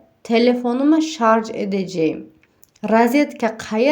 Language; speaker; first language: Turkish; non-native, fluent; Uzbek